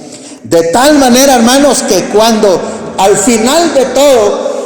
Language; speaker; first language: Spanish; native; Spanish